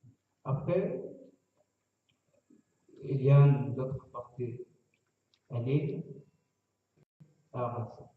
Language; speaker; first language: French; non-native, learner; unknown